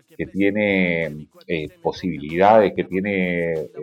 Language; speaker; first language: Spanish; native; Spanish